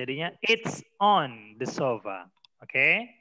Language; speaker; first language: English; non-native, learner; Indonesian